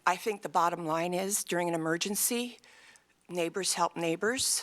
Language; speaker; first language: English; native; English